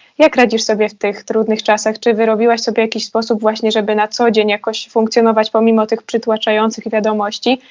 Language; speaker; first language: Polish; native; Polish